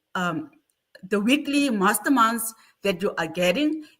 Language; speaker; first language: English; non-native, local second language; Afrikaans